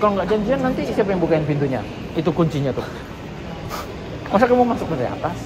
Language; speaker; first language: Indonesian; native; Indonesian